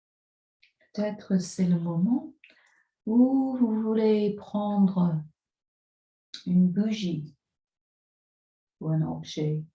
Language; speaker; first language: French; non-native, fluent; English